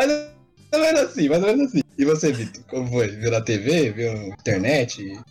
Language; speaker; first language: Portuguese; native; Portuguese